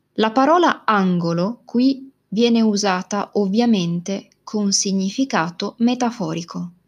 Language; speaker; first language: Italian; native; Italian